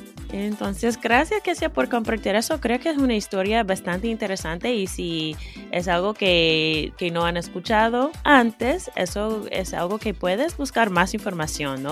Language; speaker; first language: Spanish; non-native, fluent; English